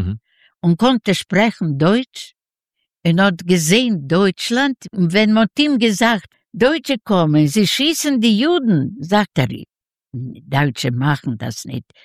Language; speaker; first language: German; non-native, learner; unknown